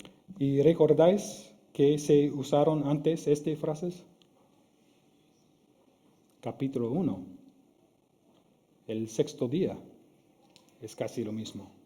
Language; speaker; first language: Spanish; non-native, fluent; English